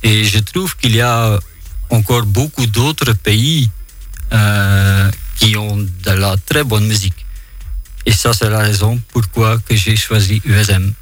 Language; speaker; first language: French; non-native, local second language; Dutch